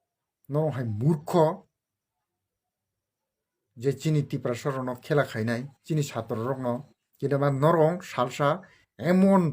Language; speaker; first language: Bangla; non-native, local second language; Kok Borok